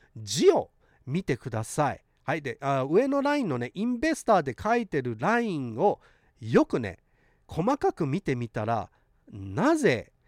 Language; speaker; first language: Japanese; early bilingual, heritage; Japanese